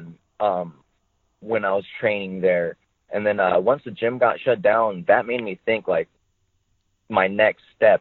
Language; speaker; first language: English; native; English